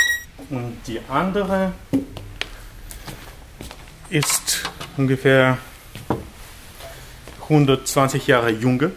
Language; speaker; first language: German; non-native, fluent; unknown